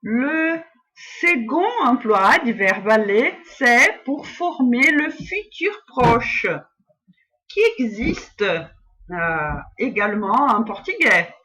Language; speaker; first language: French; non-native, fluent; Portuguese